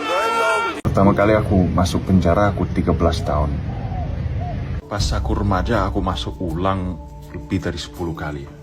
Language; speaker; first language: Indonesian; non-native, fluent; English